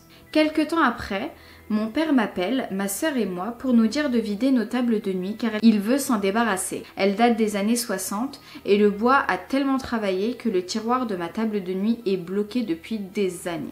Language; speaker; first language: French; native; French